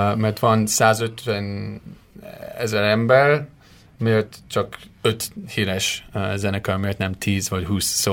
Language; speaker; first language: Hungarian; non-native, learner; English